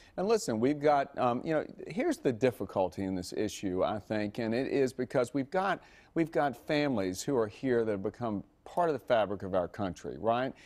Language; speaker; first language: English; native; English